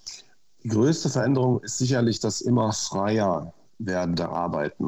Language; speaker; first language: German; native; German